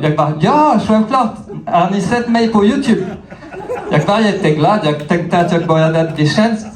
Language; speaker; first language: Swedish; non-native, fluent; French